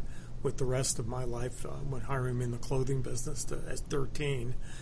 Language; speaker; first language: English; native; English